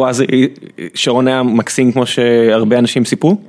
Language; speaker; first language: Hebrew; native; Hebrew